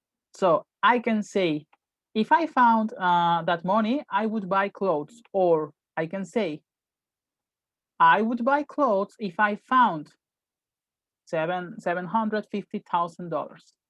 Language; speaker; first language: English; non-native, fluent; Spanish